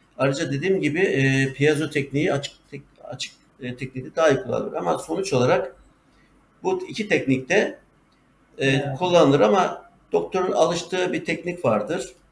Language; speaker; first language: Turkish; native; Turkish